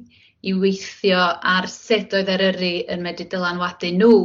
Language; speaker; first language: Welsh; native; Welsh